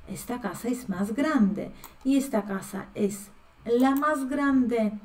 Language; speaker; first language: Spanish; non-native, fluent; Polish